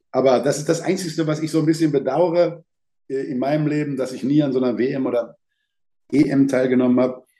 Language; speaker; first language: German; native; German